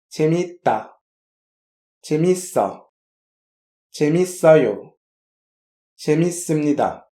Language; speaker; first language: Korean; non-native, fluent; French